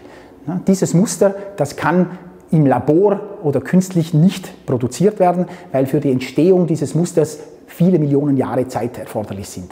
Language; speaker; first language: German; native; German